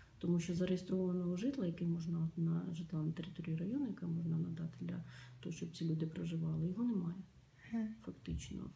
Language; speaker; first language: Ukrainian; native; Ukrainian